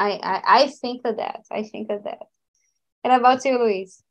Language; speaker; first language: English; non-native, learner; Portuguese